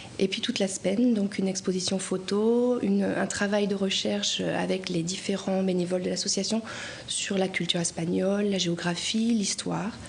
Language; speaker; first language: French; native; French